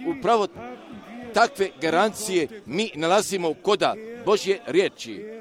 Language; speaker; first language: Croatian; non-native, fluent; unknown